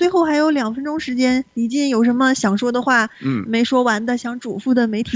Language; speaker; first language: Chinese; native; Chinese